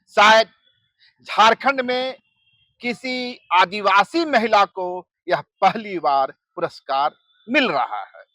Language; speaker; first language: Hindi; native; Hindi